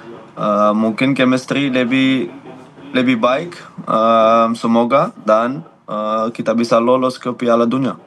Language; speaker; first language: Indonesian; non-native, fluent; Dutch